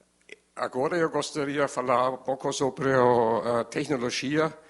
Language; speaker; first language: Portuguese; non-native, learner; German